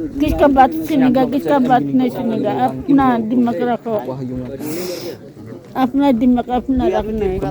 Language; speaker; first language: Hindi; non-native, local second language; Bangla